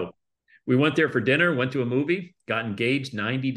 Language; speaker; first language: English; native; English